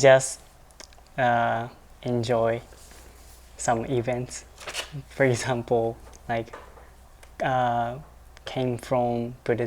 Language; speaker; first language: English; non-native, learner; Japanese